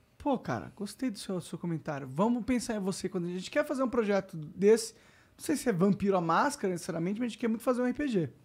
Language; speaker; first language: Portuguese; native; Portuguese